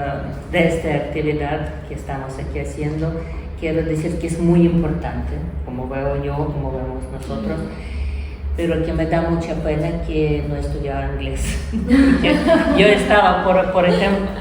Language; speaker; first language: Spanish; non-native, learner; Ukrainian